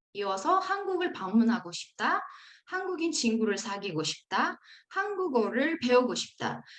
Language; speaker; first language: Korean; non-native, fluent; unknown